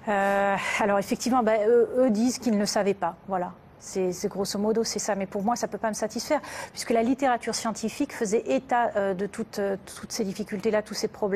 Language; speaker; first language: French; native; French